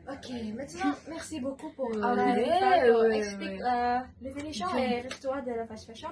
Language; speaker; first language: French; non-native, learner; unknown